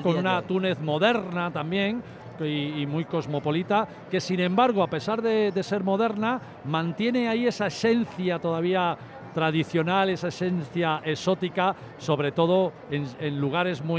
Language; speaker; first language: Spanish; native; Spanish